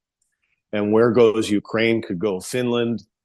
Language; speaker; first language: English; native; English